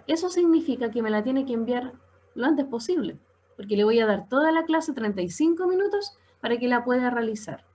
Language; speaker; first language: Spanish; native; Spanish